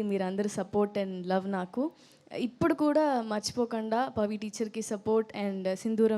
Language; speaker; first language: Telugu; non-native, learner; Tamil